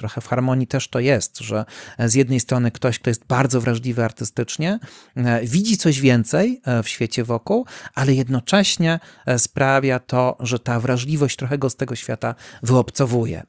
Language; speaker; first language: Polish; native; Polish